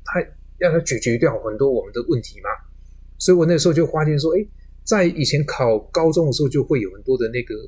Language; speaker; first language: Chinese; native; Chinese